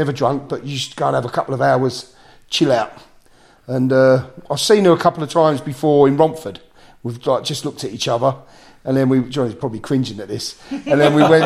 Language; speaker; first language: English; native; English